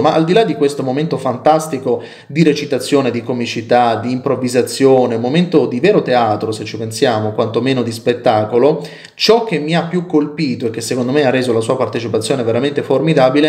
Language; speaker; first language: Italian; native; Italian